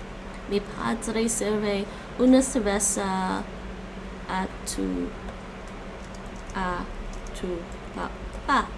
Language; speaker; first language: Spanish; non-native, learner; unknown